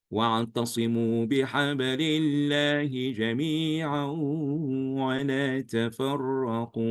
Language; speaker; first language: Arabic; non-native, fluent; Indonesian